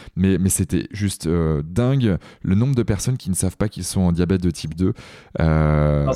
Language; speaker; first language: French; native; French